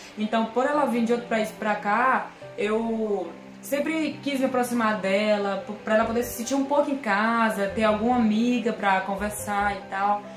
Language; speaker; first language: Portuguese; native; Portuguese